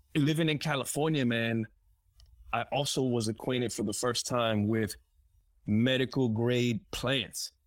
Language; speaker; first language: English; early bilingual, other home language; Spanish